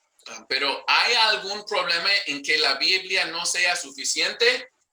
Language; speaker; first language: Spanish; non-native, fluent; English